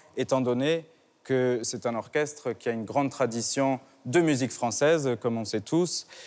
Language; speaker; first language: French; native; French